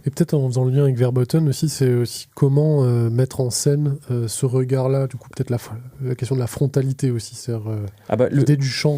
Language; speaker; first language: French; native; French